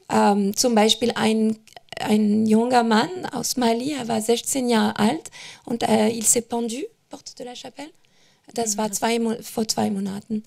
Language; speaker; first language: German; non-native, fluent; French